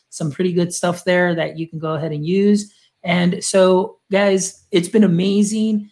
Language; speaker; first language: English; early bilingual, other home language; Spanish